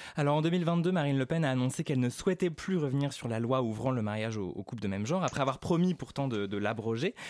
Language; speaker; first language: French; native; French